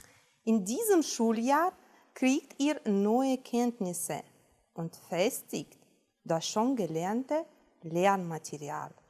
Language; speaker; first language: German; non-native, fluent; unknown